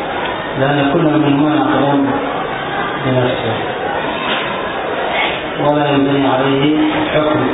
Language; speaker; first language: Arabic; native; Arabic